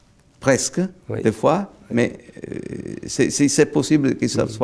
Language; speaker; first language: French; non-native, fluent; Italian